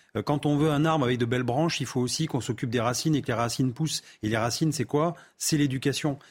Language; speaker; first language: French; native; French